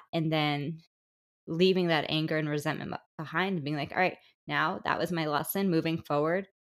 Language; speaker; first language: English; native; English